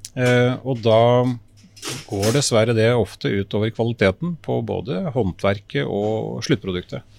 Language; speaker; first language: Norwegian; native; Norwegian